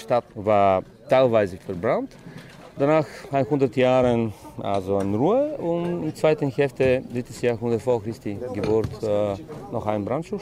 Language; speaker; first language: German; non-native, fluent; Bulgarian